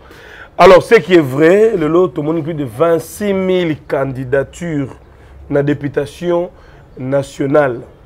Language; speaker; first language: French; non-native, local second language; Lingala